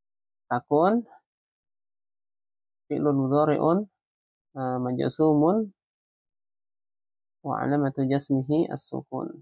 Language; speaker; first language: Arabic; non-native, fluent; Indonesian